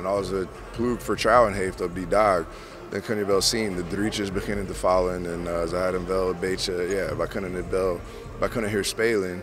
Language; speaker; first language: Dutch; non-native, fluent; English